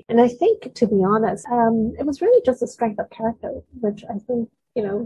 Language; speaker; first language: English; native; English